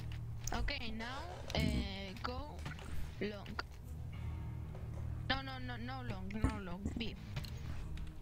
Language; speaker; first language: English; non-native, learner; Portuguese